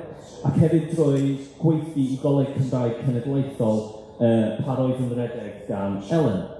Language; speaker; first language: Welsh; non-native, fluent; English